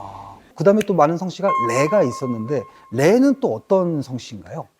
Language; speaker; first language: Korean; native; Korean